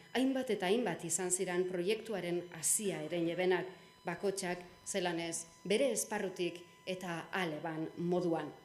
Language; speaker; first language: Basque; native; Basque